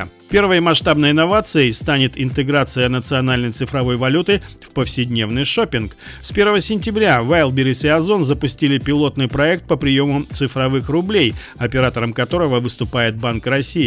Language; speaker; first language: Russian; native; Russian